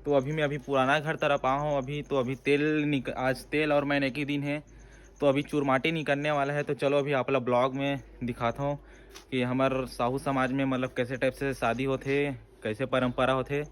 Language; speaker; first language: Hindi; non-native, local second language; Chhattisgarhi